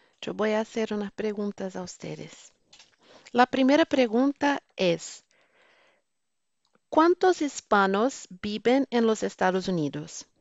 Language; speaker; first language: Spanish; non-native, fluent; Portuguese